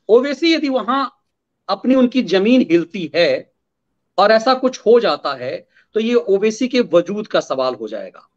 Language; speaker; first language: Hindi; native; Hindi